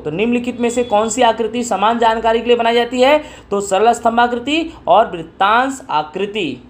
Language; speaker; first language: Hindi; non-native, local second language; Gujarati